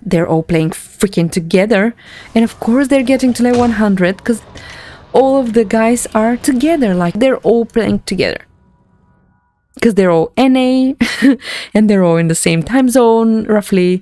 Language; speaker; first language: English; non-native, fluent; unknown